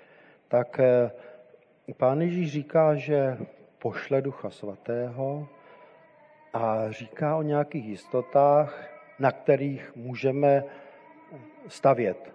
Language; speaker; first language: Czech; native; Czech